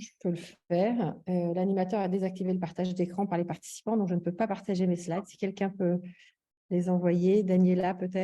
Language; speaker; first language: French; native; French